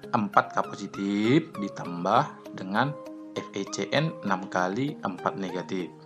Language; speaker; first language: Indonesian; native; Indonesian